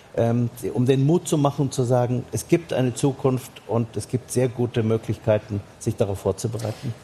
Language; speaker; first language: German; native; German